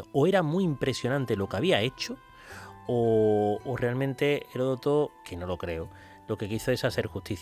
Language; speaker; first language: Spanish; native; Spanish